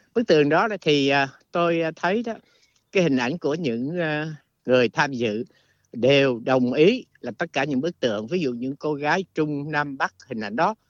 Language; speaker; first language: Vietnamese; native; Vietnamese